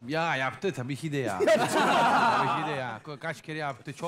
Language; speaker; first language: Turkish; non-native, learner; English